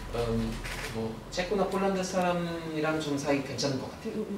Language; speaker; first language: Korean; non-native, fluent; German